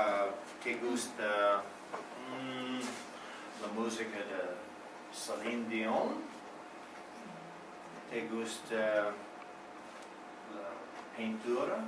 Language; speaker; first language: Spanish; non-native, learner; English